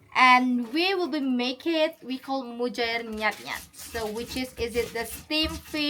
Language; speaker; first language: English; non-native, fluent; Indonesian